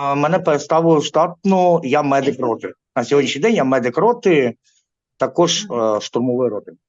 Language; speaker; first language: Ukrainian; non-native, local second language; Russian